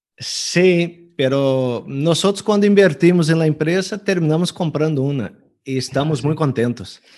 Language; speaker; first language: Spanish; non-native, fluent; Portuguese